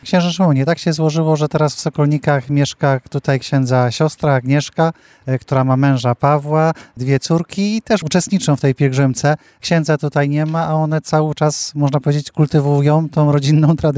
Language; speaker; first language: Polish; native; Polish